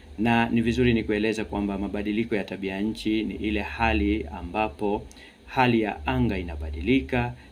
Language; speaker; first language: Swahili; non-native, local second language; Kikuyu